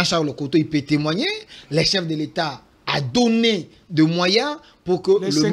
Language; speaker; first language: French; non-native, local second language; Lingala